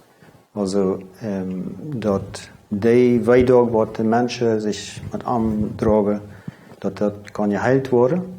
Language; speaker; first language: German; non-native, local second language; Plautdietsch